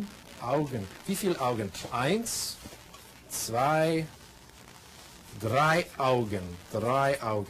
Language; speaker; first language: German; non-native, learner; English